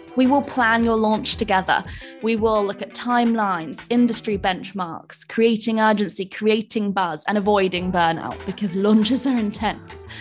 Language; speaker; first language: English; native; English